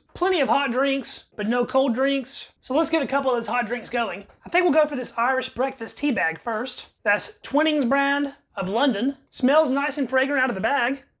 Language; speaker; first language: English; native; English